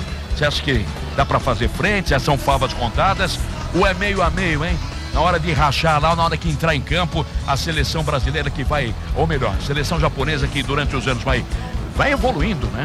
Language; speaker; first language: Portuguese; native; Portuguese